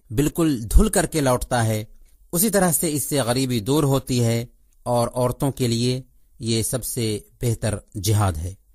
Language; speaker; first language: Urdu; native; Urdu